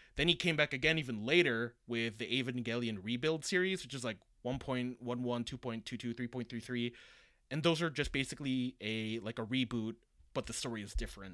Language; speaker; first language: English; early bilingual, other home language; Japanese